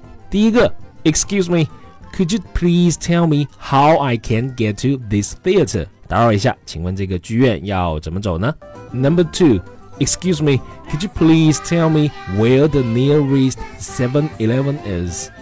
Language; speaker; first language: English; non-native, fluent; Chinese